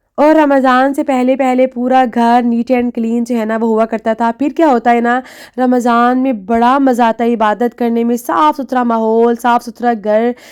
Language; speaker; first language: Urdu; native; Urdu